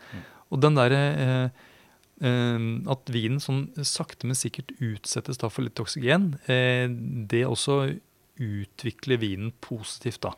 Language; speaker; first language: Norwegian; native; Norwegian